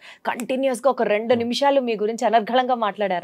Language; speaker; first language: Telugu; native; Telugu